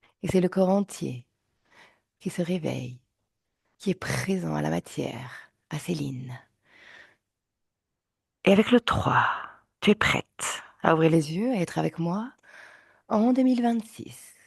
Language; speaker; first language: French; native; French